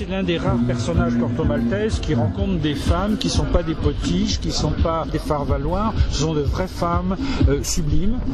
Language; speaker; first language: French; native; French